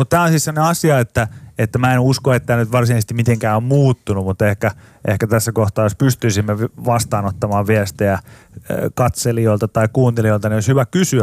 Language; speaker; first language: Finnish; native; Finnish